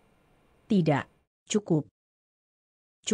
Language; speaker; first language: Indonesian; non-native, learner; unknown